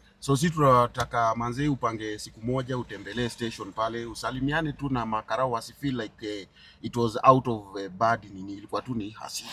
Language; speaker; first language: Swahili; native; Swahili